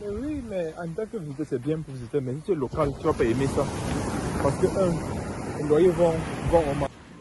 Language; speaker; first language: French; non-native, fluent; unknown